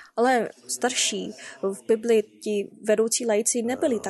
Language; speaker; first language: Czech; non-native, fluent; Korean